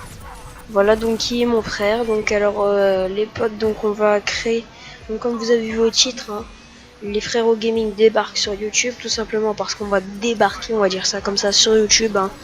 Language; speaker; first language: French; native; French